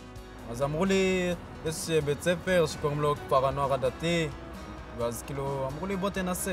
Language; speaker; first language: Hebrew; native; Hebrew